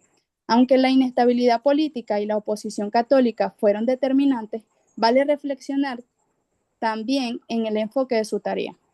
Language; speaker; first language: Spanish; native; Spanish